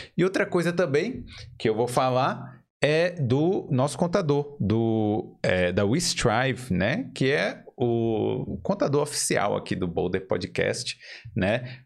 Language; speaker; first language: Portuguese; native; Portuguese